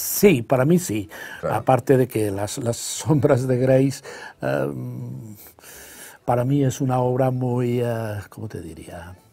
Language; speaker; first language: Spanish; non-native, local second language; Catalan